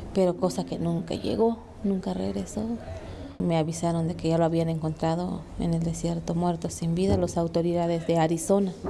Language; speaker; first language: Spanish; native; Spanish